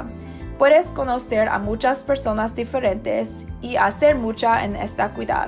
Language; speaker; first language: Spanish; non-native, learner; English